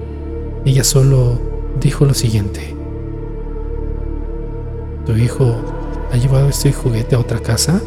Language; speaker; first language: Spanish; native; Spanish